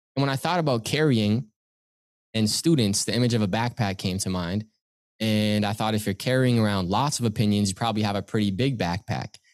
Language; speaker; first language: English; native; English